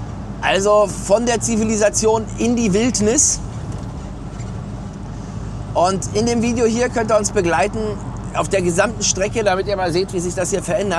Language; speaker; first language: German; native; German